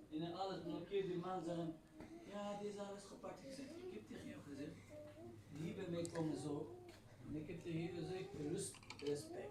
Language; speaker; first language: Dutch; non-native, learner; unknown